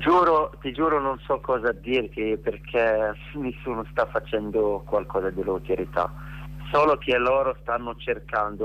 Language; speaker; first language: Italian; non-native, learner; Arabic